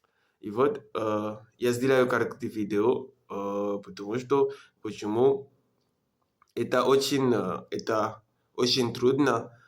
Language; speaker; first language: Russian; non-native, learner; French